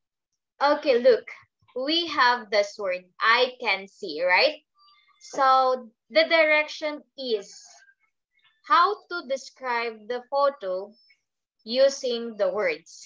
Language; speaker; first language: English; non-native, fluent; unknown